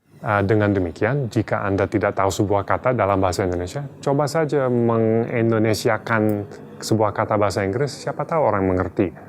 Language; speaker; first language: Indonesian; non-native, fluent; English